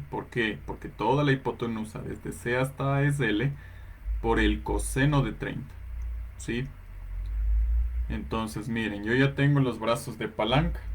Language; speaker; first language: Spanish; native; Spanish